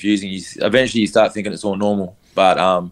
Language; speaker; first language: English; native; English